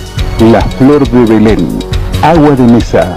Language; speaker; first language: Spanish; native; Spanish